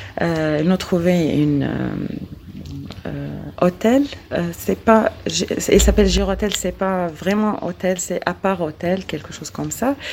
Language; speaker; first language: French; non-native, learner; Arabic